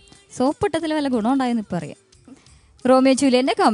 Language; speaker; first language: Malayalam; native; Malayalam